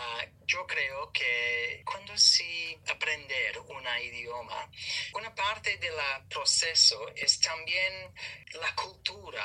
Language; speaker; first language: Spanish; non-native, learner; English